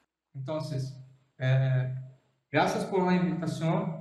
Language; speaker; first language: Spanish; non-native, fluent; Portuguese